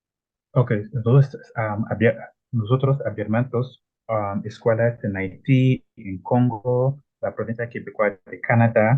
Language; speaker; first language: Spanish; non-native, learner; Italian